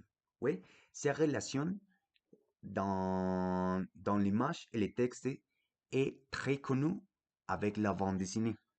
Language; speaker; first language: French; non-native, fluent; Spanish